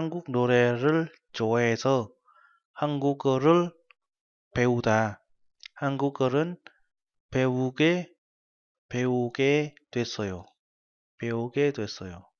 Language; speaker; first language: Korean; non-native, fluent; Vietnamese